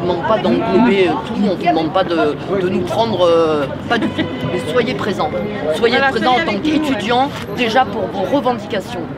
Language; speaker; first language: French; native; French